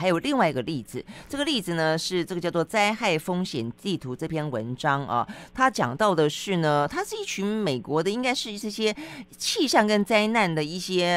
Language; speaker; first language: Chinese; native; Chinese